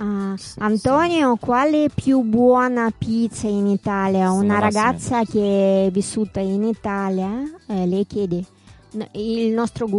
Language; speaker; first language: Italian; non-native, learner; Russian